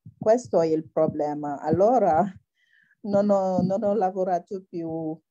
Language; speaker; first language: Italian; non-native, learner; Wolof